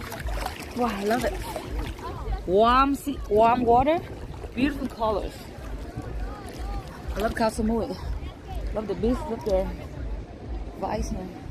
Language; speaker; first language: English; non-native, learner; Vietnamese